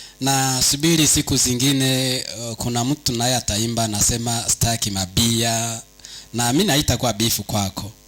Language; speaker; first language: Swahili; non-native, local second language; Rundi